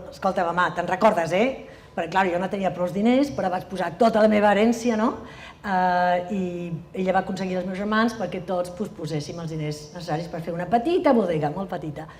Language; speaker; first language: Catalan; native; Catalan